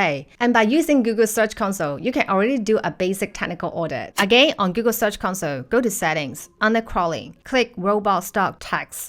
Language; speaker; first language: English; non-native, fluent; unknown